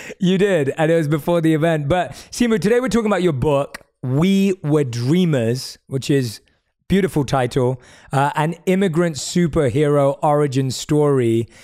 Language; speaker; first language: English; native; English